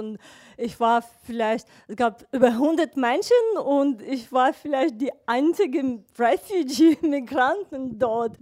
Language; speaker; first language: German; non-native, fluent; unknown